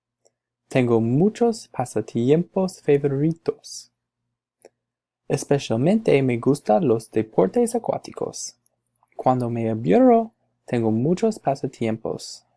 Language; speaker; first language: Spanish; non-native, learner; English